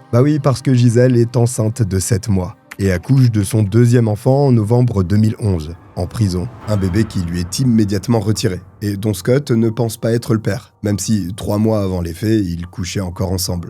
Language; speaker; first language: French; native; French